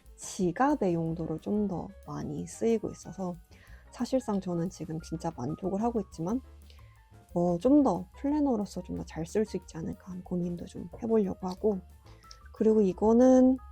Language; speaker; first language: Korean; native; Korean